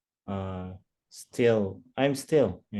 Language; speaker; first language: English; non-native, learner; Korean